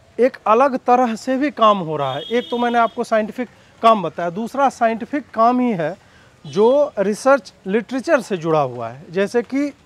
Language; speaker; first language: Hindi; native; Hindi